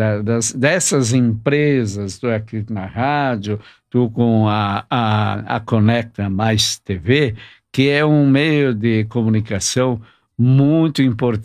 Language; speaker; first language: Portuguese; native; Portuguese